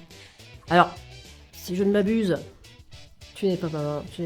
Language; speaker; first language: French; native; French